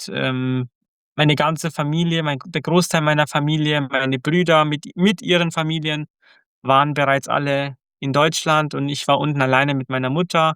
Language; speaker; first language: German; early bilingual, other home language; Croatian